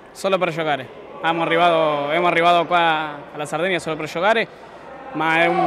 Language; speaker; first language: Italian; non-native, learner; Spanish